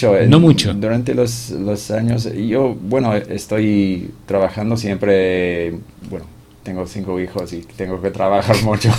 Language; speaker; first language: Spanish; non-native, fluent; English